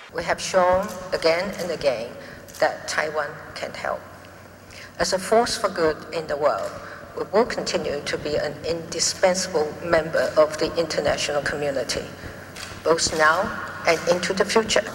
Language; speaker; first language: English; non-native, fluent; Chinese